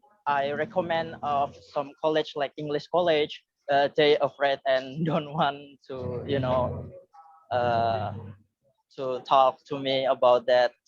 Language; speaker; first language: English; non-native, learner; Indonesian